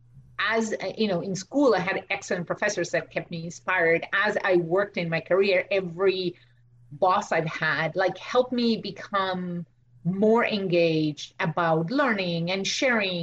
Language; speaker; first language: English; non-native, fluent; Spanish